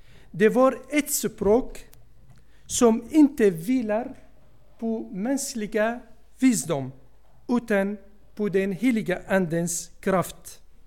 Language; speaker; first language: Swedish; non-native, fluent; Arabic